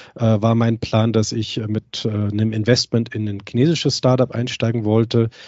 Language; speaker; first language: German; native; German